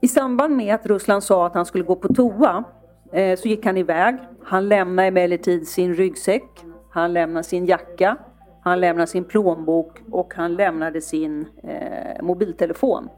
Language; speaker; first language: Swedish; native; Swedish